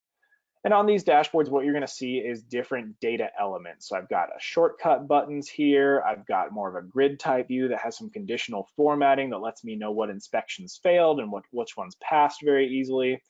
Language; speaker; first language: English; native; English